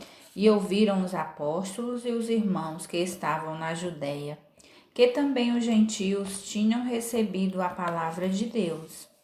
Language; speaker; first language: Portuguese; native; Portuguese